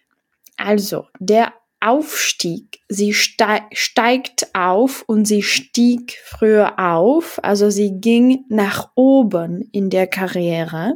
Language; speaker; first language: German; non-native, fluent; Czech